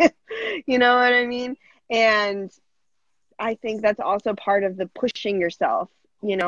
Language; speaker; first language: English; native; English